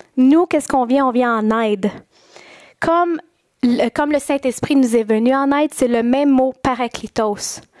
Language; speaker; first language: French; native; French